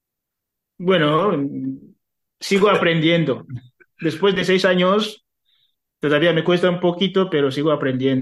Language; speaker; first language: Spanish; non-native, fluent; Kinyarwanda